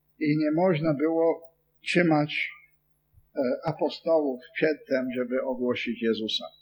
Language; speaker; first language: Polish; non-native, fluent; English